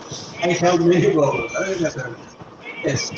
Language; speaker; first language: English; non-native, local second language; Malayalam